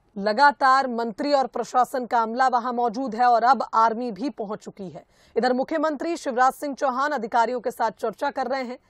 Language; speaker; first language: Hindi; native; Hindi